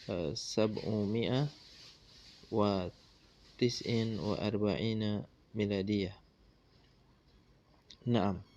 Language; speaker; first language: Arabic; non-native, fluent; Indonesian